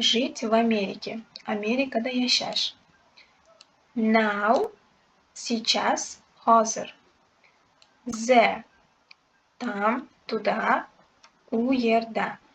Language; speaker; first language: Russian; non-native, local second language; Uzbek